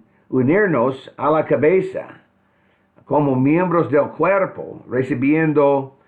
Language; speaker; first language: Spanish; non-native, fluent; English